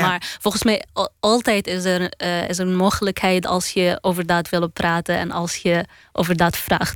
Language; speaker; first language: Dutch; non-native, learner; Arabic